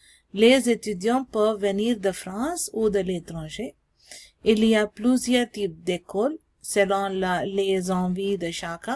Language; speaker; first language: French; non-native, learner; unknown